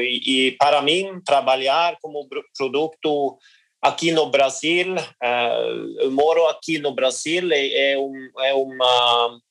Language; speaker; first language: Portuguese; non-native, learner; Norwegian